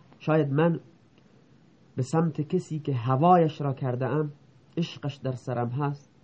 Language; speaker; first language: Persian; non-native, local second language; Baluchi